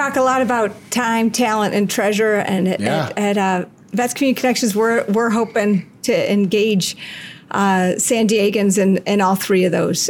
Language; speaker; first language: English; native; English